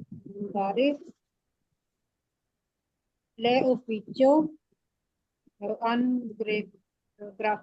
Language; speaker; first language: Italian; non-native, learner; Punjabi